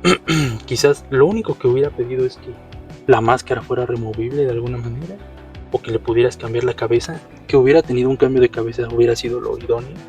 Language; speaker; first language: Spanish; native; Spanish